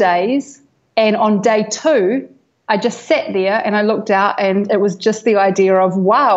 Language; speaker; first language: English; native; English